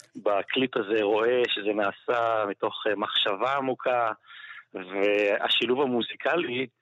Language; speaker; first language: Hebrew; non-native, fluent; French